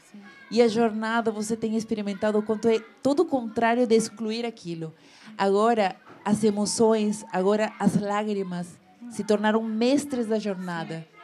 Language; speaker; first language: Portuguese; non-native, fluent; Spanish